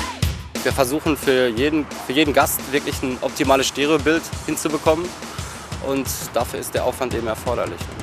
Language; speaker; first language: German; native; German